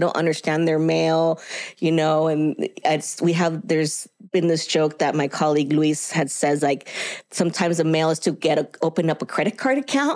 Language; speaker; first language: English; early bilingual, other home language; Spanish